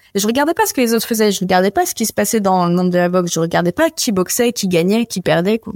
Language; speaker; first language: French; native; French